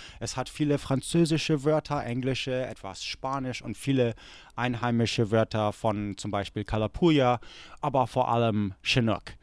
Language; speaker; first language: German; early bilingual, other home language; English